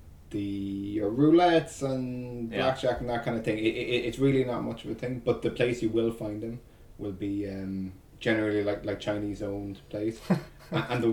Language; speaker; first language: English; native; English